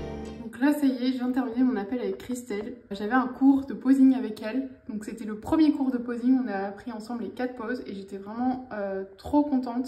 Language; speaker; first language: French; native; French